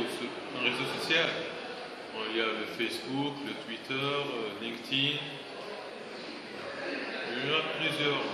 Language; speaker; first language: French; non-native, local second language; Arabic